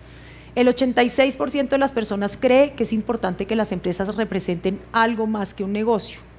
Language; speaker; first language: Spanish; native; Spanish